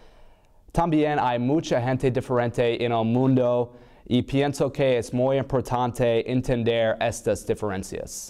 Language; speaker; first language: Spanish; non-native, learner; English